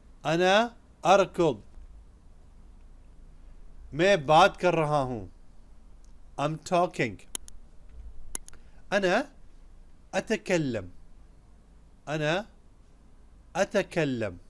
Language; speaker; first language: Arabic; non-native, fluent; Urdu